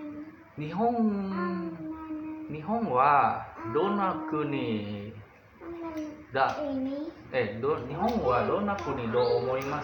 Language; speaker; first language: Japanese; non-native, learner; Indonesian